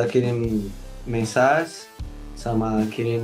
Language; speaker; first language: Indonesian; non-native, learner; Portuguese